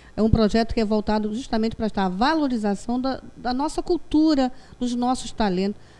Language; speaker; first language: Portuguese; native; Portuguese